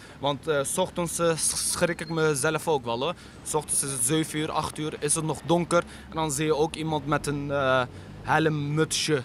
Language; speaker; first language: Dutch; non-native, fluent; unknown